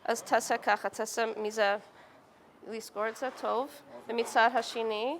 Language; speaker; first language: Hebrew; non-native, learner; English